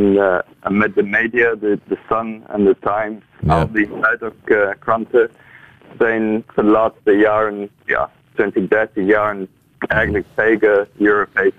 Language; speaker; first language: Dutch; non-native, fluent; English